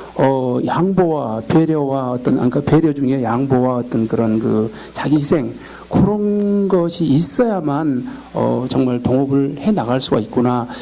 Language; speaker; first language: Korean; native; Korean